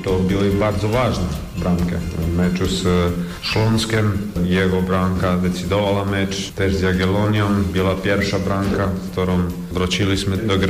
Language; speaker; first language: Polish; non-native, fluent; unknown